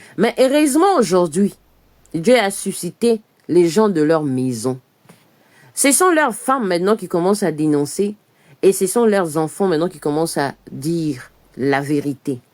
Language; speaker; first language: French; non-native, local second language; Lingala